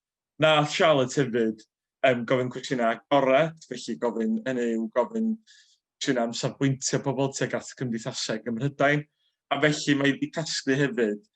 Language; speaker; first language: Welsh; native; Welsh